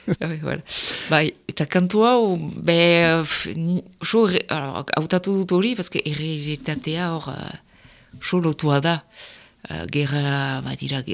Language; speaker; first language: Basque; non-native, local second language; French